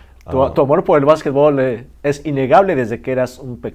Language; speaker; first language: Spanish; native; Spanish